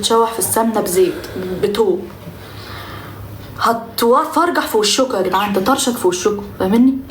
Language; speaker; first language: Arabic; native; Arabic